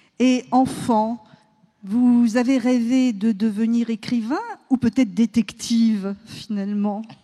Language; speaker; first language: French; native; French